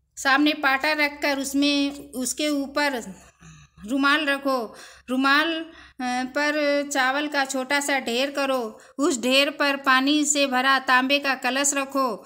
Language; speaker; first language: Hindi; native; Hindi